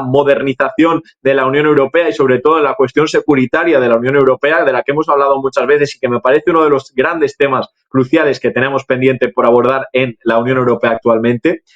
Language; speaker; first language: Spanish; native; Spanish